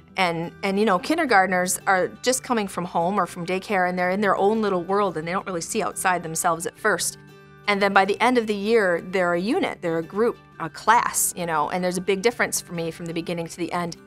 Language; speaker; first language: English; native; English